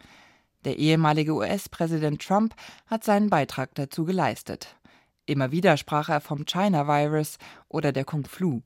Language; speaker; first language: German; native; German